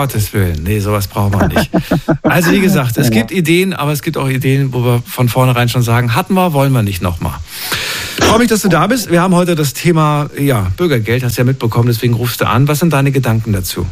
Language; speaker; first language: German; native; German